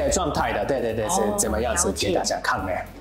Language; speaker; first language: Chinese; non-native, learner; Japanese